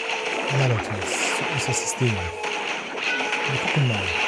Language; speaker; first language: German; non-native, learner; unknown